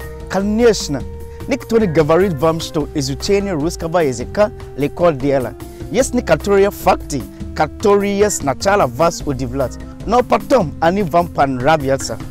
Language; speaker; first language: Russian; non-native, learner; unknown